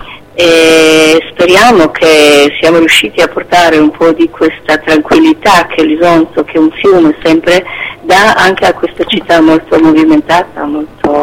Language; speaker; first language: Italian; non-native, fluent; Slovenian